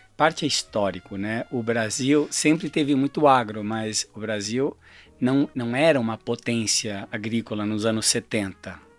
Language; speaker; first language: Portuguese; early bilingual, other home language; Spanish